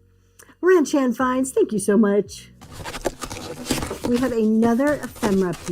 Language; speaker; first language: English; native; English